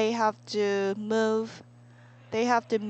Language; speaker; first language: English; non-native, learner; Korean